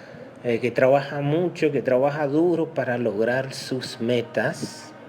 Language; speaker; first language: Spanish; non-native, local second language; Haitian Creole